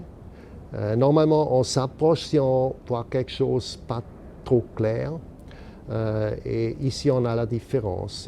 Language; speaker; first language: French; non-native, fluent; German